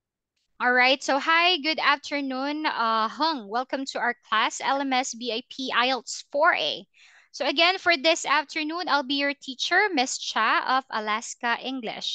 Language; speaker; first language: English; non-native, fluent; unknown